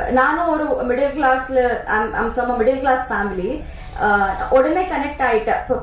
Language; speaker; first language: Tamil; non-native, learner; Telugu